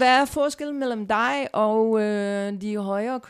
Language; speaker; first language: Danish; non-native, fluent; English